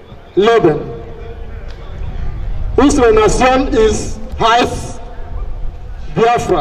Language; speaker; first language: German; non-native, fluent; Igbo